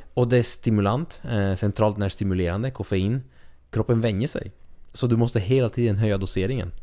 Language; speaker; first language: Swedish; early bilingual, other home language; Spanish